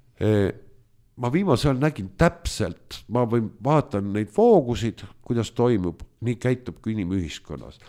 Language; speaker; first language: Estonian; non-native, local second language; Russian